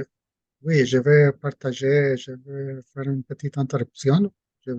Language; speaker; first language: French; non-native, fluent; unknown